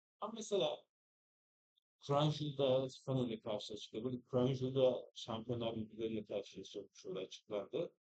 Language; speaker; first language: Turkish; native; Turkish